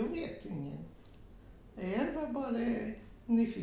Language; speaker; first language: Swedish; non-native, fluent; Portuguese